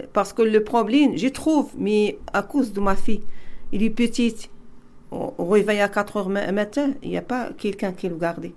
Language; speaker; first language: French; non-native, learner; Arabic